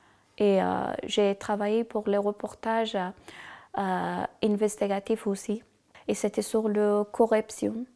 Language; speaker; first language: French; non-native, learner; Persian